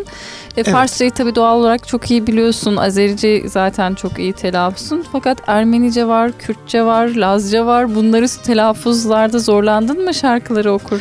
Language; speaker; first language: Turkish; native; Turkish